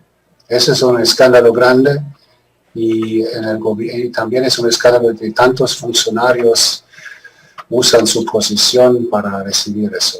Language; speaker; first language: Spanish; non-native, fluent; German